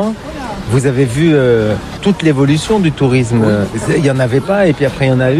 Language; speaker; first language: French; native; French